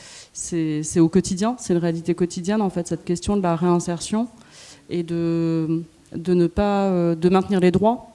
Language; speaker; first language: French; native; French